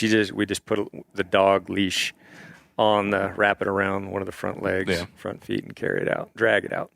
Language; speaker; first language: English; native; English